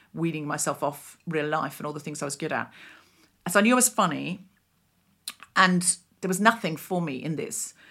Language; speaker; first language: English; native; English